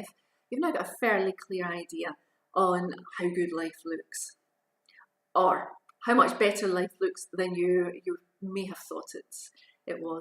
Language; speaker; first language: English; native; English